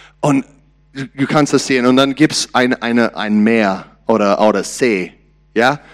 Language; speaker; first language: German; non-native, learner; English